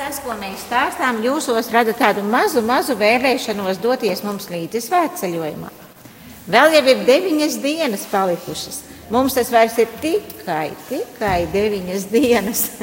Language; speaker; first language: Latvian; native; Latvian